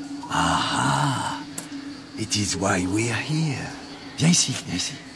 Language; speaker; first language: English; non-native, fluent; French